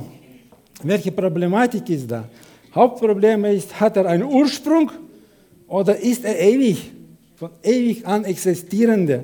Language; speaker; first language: German; non-native, fluent; Russian